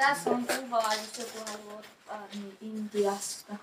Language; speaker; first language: Finnish; non-native, learner; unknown